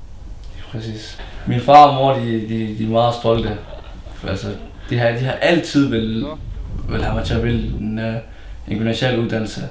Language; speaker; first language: Danish; early bilingual, other home language; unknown